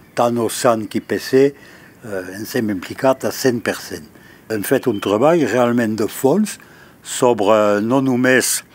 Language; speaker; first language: Catalan; non-native, local second language; French